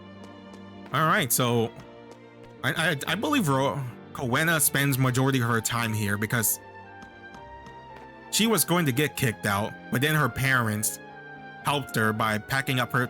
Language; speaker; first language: English; native; English